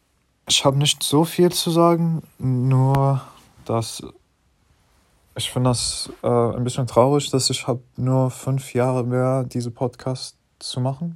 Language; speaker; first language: German; non-native, fluent; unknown